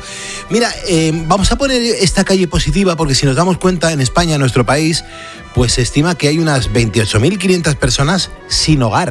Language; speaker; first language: Spanish; native; Spanish